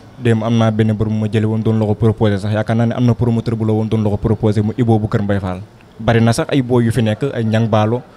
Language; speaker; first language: Wolof; native; Wolof